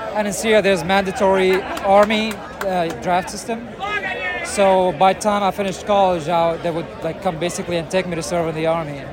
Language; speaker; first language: English; non-native, fluent; Arabic